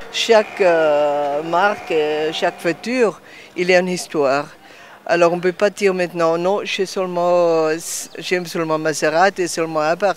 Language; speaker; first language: French; non-native, fluent; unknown